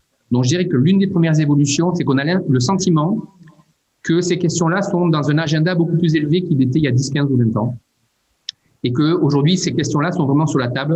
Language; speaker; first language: French; native; French